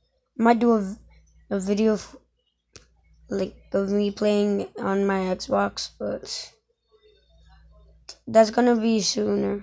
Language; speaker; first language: English; native; English